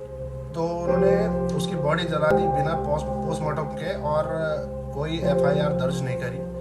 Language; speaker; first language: Hindi; native; Hindi